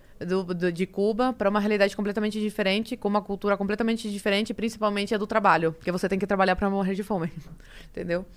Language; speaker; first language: Portuguese; early bilingual, other home language; Spanish